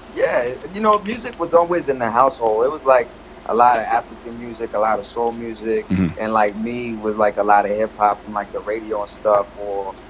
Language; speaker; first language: English; native; English